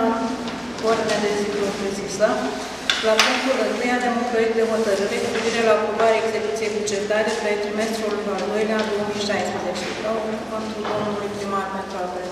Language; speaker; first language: Romanian; native; Romanian